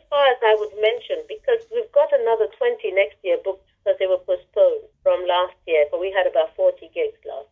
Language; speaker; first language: English; non-native, local second language; Igbo